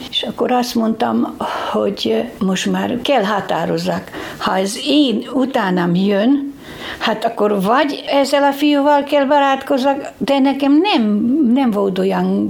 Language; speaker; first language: Hungarian; non-native, local second language; Slovak